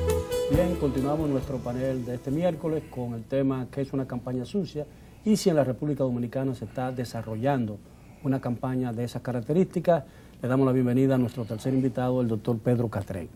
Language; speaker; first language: Spanish; native; Spanish